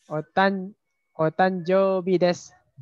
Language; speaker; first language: Japanese; non-native, learner; Indonesian